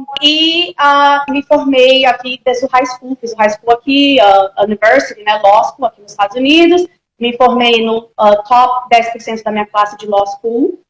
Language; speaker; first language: Portuguese; native; Portuguese